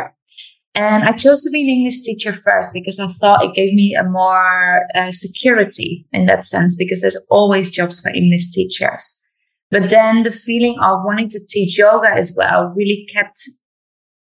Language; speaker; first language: English; non-native, fluent; Dutch